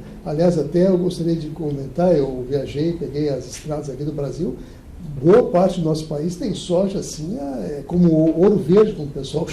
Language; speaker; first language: Portuguese; native; Portuguese